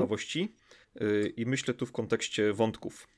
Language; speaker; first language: Polish; native; Polish